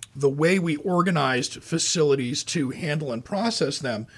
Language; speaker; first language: English; native; English